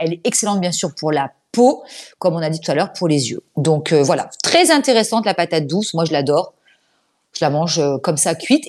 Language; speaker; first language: French; native; French